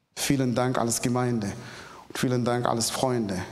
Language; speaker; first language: German; non-native, fluent; Arabic